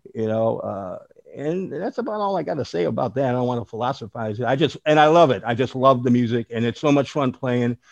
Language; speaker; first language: English; native; English